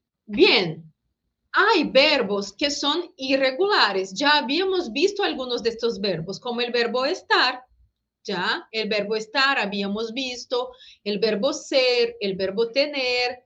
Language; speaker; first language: Spanish; non-native, fluent; Portuguese